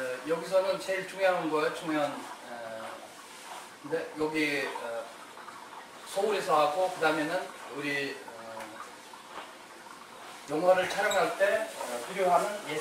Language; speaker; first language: Korean; non-native, fluent; Kyrgyz